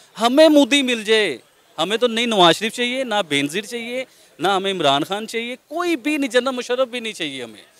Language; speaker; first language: Urdu; non-native, local second language; Punjabi